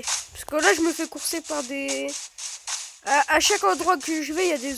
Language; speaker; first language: French; native; French